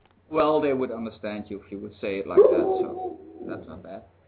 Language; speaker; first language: English; non-native, fluent; Dutch